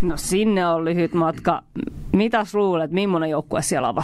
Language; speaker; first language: Finnish; native; Finnish